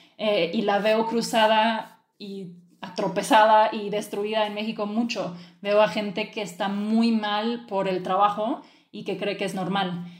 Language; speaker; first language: Spanish; early bilingual, other home language; French